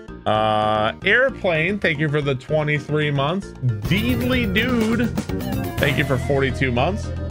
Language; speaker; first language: English; native; English